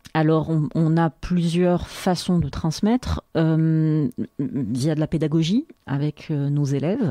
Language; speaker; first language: French; non-native, local second language; Arabic